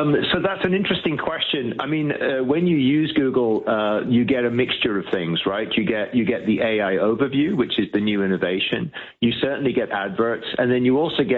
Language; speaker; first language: English; native; English